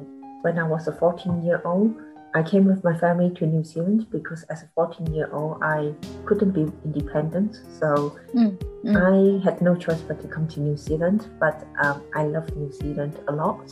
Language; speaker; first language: English; non-native, local second language; Cantonese